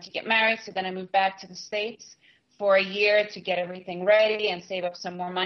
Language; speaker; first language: English; early bilingual, other home language; Russian